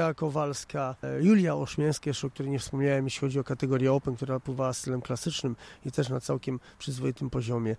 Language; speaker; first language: Polish; native; Polish